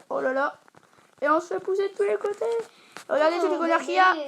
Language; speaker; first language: French; native; French